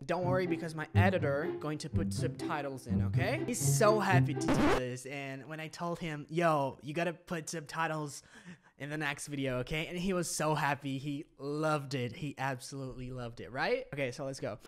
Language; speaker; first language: English; non-native, fluent; Portuguese